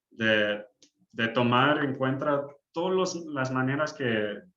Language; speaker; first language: Spanish; early bilingual, heritage; English